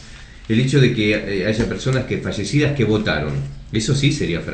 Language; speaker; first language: Spanish; native; Spanish